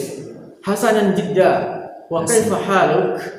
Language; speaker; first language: Arabic; non-native, fluent; Indonesian